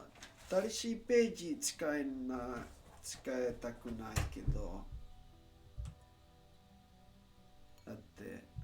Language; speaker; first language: Japanese; non-native, learner; Spanish